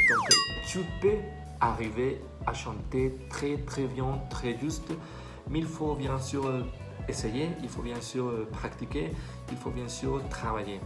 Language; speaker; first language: French; non-native, fluent; Spanish